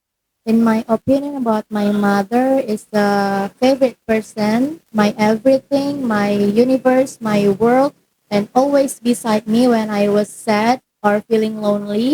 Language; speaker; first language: English; non-native, learner; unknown